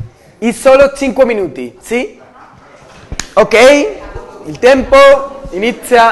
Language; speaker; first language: Italian; non-native, learner; Spanish